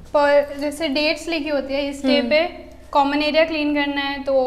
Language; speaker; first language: Hindi; non-native, local second language; Gujarati